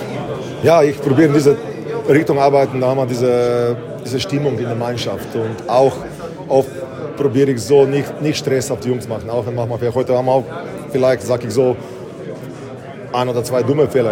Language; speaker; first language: German; non-native, fluent; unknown